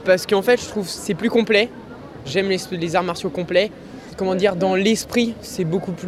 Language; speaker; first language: French; native; French